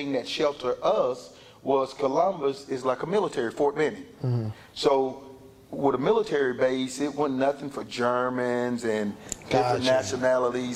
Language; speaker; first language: English; native; English